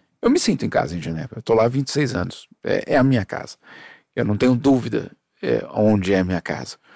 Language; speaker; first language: Portuguese; native; Portuguese